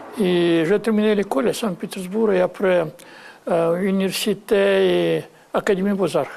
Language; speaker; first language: French; non-native, fluent; Russian